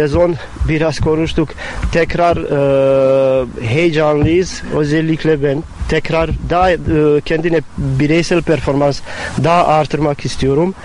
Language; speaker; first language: Turkish; non-native, fluent; Bosnian